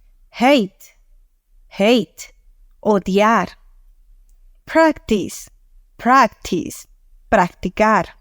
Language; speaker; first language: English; non-native, fluent; Spanish